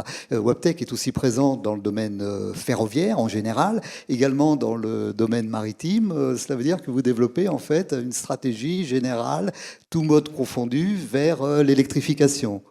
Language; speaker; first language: French; native; French